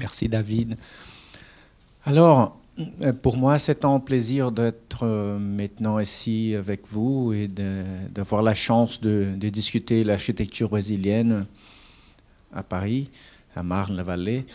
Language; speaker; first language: French; non-native, fluent; Portuguese